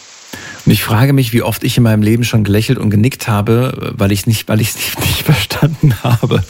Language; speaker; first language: German; native; German